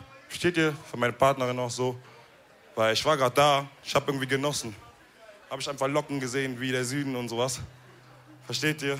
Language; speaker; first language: German; early bilingual, other home language; Wolof